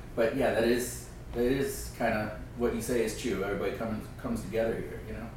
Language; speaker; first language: English; native; English